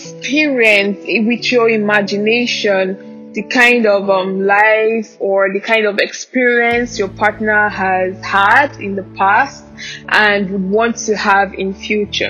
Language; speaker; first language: English; non-native, local second language; Igbo